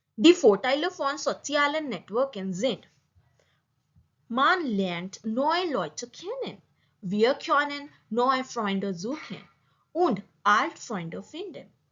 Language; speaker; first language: German; non-native, learner; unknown